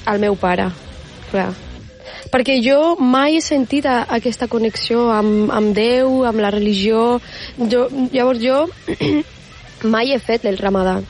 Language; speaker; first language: Catalan; non-native, local second language; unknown